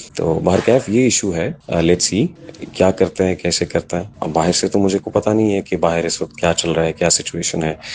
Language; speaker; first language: Urdu; native; Urdu